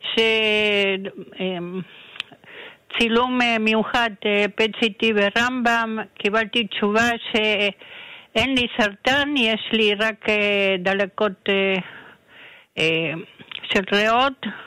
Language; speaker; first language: Hebrew; non-native, fluent; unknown